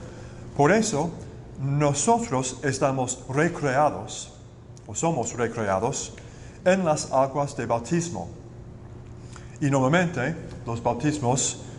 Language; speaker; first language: Spanish; non-native, learner; English